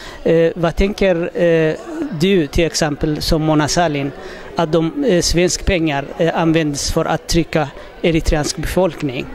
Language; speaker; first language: Swedish; non-native, learner; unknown